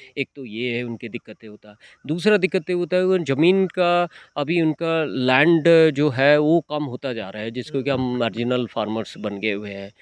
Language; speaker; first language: Hindi; non-native, local second language; Odia